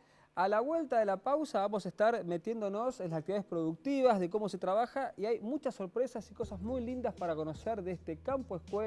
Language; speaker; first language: Spanish; native; Spanish